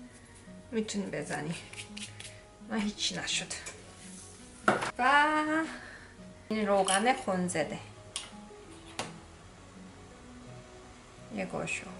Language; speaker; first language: Persian; non-native, learner; Korean